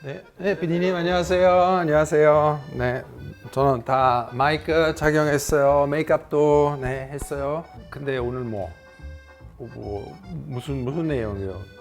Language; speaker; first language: Korean; non-native, learner; Italian